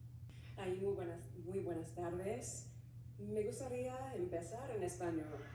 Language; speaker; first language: Spanish; non-native, learner; English